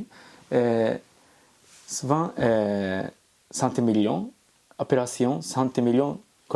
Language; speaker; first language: French; non-native, learner; Japanese